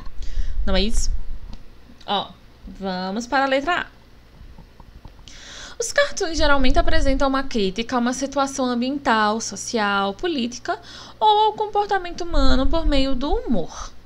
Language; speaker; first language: Portuguese; native; Portuguese